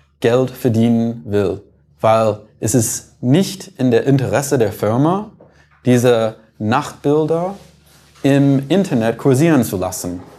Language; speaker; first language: German; non-native, fluent; English